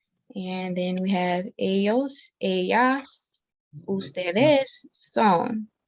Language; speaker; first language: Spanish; non-native, learner; English